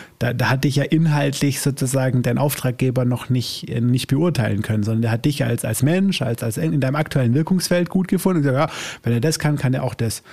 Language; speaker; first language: German; native; German